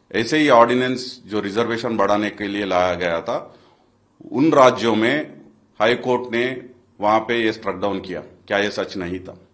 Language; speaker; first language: Hindi; non-native, local second language; Telugu